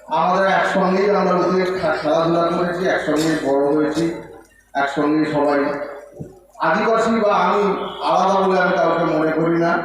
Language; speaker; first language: Bangla; native; Bangla